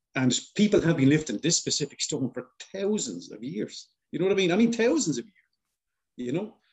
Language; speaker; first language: English; native; English